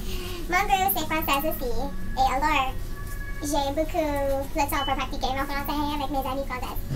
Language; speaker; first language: French; non-native, learner; English